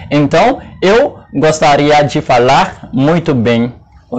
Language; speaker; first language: Portuguese; non-native, learner; Haitian Creole